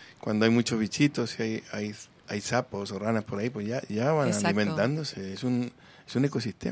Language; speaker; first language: Spanish; native; Spanish